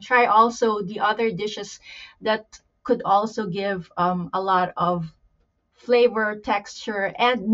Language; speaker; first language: English; non-native, local second language; Pampanga